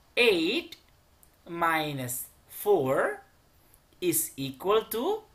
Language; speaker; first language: English; non-native, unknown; Indonesian